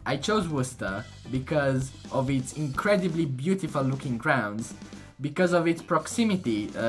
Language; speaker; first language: English; non-native, fluent; Romanian